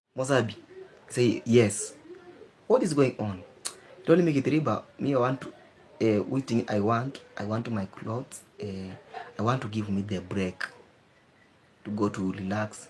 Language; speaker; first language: English; non-native, learner; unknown